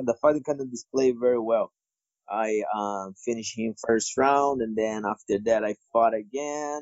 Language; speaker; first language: English; non-native, fluent; Portuguese